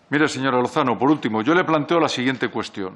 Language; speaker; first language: Spanish; native; Spanish